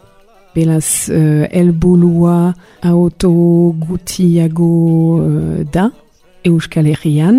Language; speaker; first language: Basque; non-native, learner; French